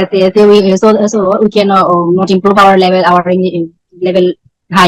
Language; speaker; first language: English; non-native, learner; Bangla